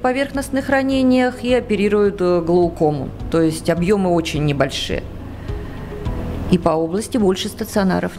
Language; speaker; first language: Russian; native; Russian